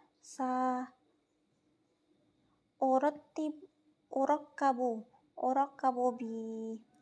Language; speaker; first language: Arabic; non-native, learner; Indonesian